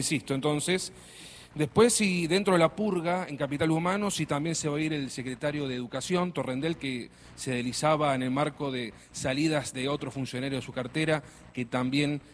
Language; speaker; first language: Spanish; native; Spanish